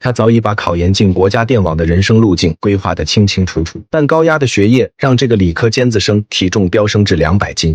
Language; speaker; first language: Chinese; native; Chinese